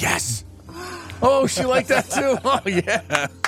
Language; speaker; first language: English; native; English